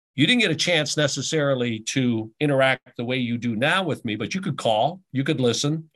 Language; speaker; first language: English; native; English